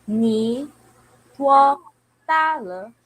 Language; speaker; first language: Chinese; non-native, learner; Filipino